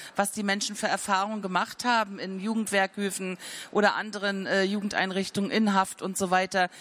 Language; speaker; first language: German; native; German